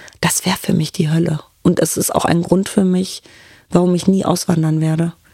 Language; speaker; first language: German; early bilingual, other home language; Turkish